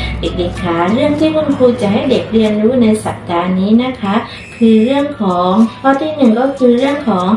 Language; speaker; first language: Thai; native; Thai